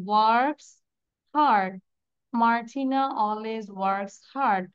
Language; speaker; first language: English; non-native, local second language; Bangla